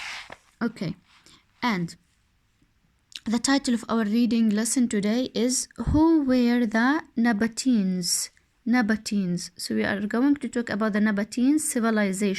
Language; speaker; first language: English; non-native, fluent; Arabic